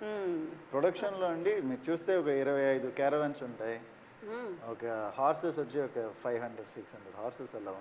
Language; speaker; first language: Telugu; early bilingual, heritage; Telugu